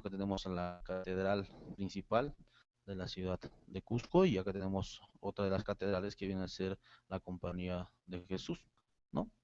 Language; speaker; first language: Spanish; native; Spanish